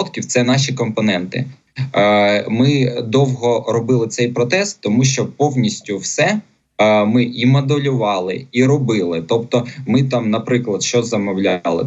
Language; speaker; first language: Ukrainian; non-native, local second language; Russian